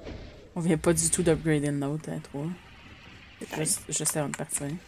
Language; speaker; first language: French; native; French